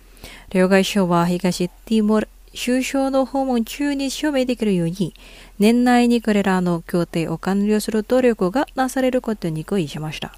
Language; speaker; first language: Japanese; non-native, fluent; Indonesian